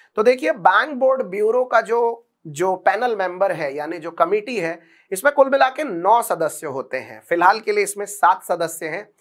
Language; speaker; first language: Hindi; non-native, local second language; Marathi